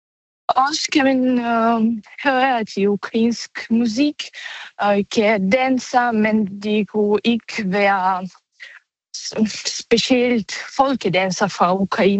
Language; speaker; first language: Danish; non-native, learner; Ukrainian